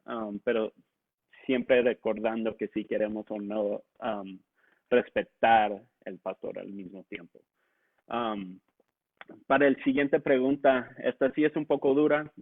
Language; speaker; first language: Spanish; non-native, local second language; English